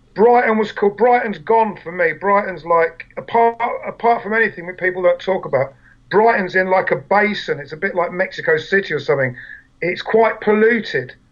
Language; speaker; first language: English; native; English